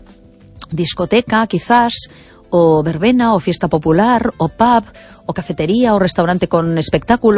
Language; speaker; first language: Spanish; native; Spanish